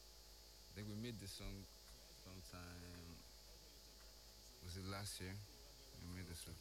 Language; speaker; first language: English; non-native, local second language; Yoruba